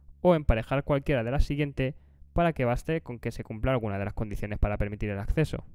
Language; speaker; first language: Spanish; native; Spanish